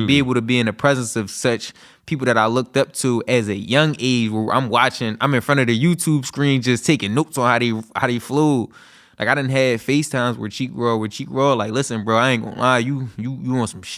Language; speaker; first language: English; native; English